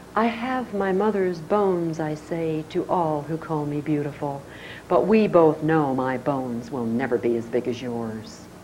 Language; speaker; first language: English; native; English